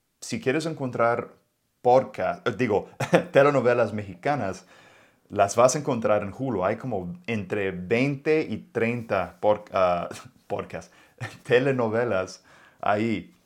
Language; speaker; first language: Spanish; non-native, fluent; English